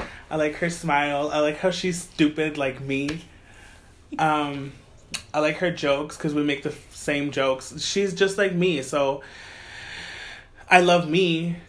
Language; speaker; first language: English; early bilingual, other home language; Spanish